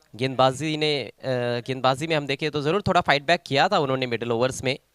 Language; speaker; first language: Hindi; non-native, local second language; Marathi